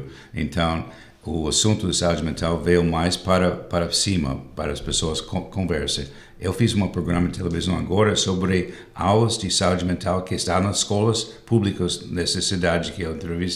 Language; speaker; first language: Portuguese; non-native, fluent; English